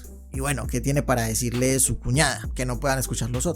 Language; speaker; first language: Spanish; native; Spanish